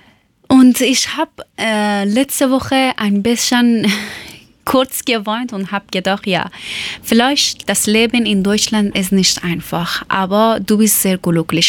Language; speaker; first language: German; non-native, learner; Persian